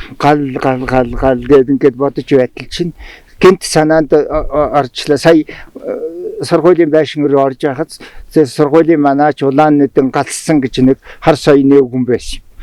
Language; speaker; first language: Mongolian; non-native, local second language; Tuvinian